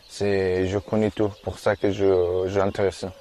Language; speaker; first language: French; non-native, learner; Persian